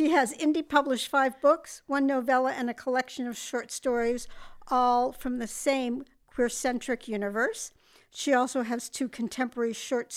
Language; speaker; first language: English; native; English